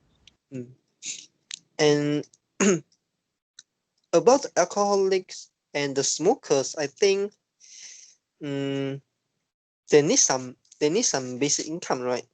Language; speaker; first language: English; non-native, learner; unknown